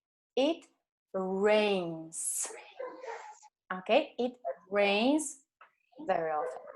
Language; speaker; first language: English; non-native, fluent; Spanish